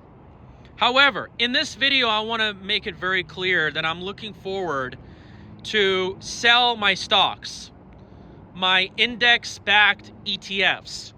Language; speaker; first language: English; native; English